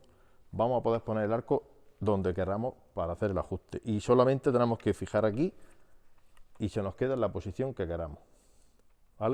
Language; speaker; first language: Spanish; native; Spanish